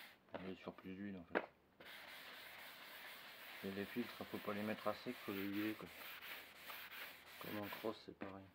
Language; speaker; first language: French; native; French